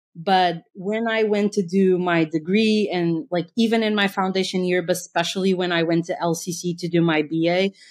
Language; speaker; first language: English; non-native, fluent; Portuguese